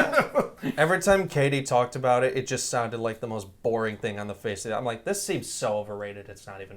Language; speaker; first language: English; native; English